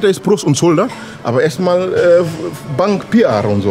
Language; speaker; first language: German; non-native, fluent; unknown